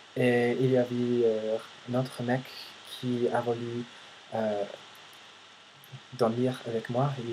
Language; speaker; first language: French; non-native, learner; English